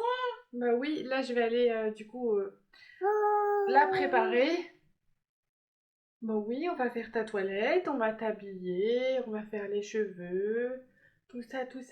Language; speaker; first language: French; native; French